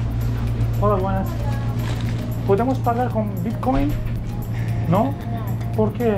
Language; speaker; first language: Spanish; non-native, learner; Turkish